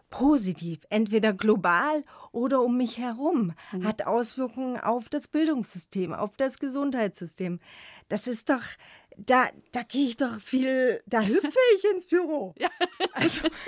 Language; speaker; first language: German; native; German